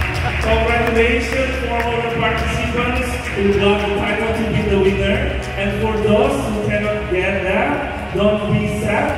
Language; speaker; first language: English; non-native, fluent; Indonesian